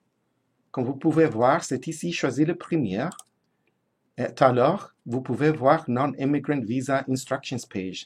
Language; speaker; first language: French; non-native, fluent; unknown